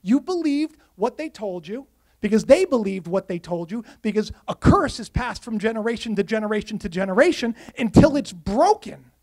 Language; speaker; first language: English; native; English